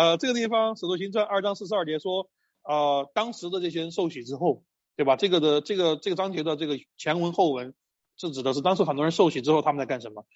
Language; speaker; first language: Chinese; native; Chinese